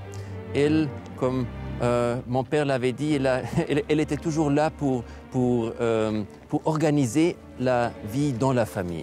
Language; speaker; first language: French; non-native, fluent; German